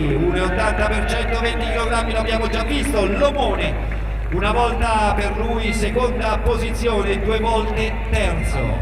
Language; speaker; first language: Italian; native; Italian